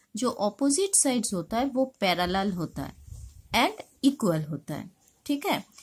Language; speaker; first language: Hindi; non-native, local second language; Bangla